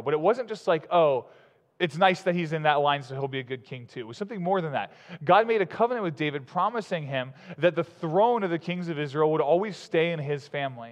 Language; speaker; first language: English; native; English